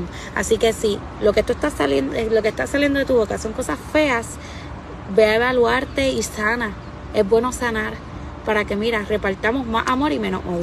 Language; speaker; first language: Spanish; native; Spanish